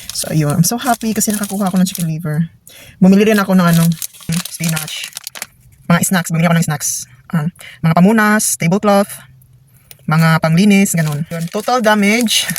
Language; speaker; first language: Filipino; non-native, local second language; Cebuano